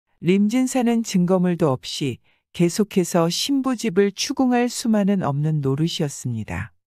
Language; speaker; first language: Korean; native; Korean